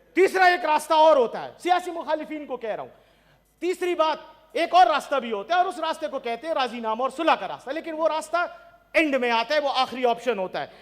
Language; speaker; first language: Urdu; non-native, local second language; Pashto